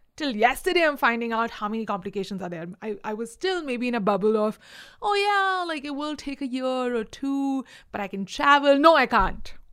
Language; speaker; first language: English; non-native, local second language; Hindi